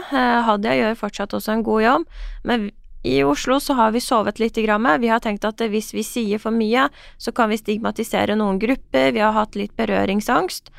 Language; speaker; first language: Norwegian; early bilingual, other home language; Persian